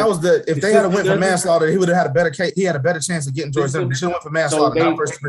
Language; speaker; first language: English; native; English